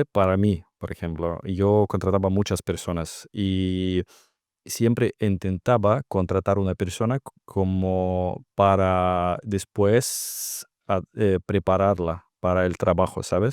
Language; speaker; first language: Spanish; non-native, fluent; Russian